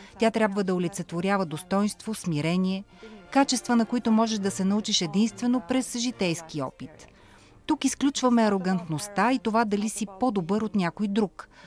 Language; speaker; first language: Bulgarian; early bilingual, heritage; Bulgarian